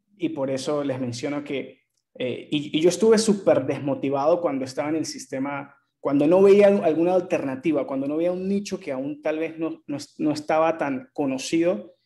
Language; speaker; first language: Spanish; native; Spanish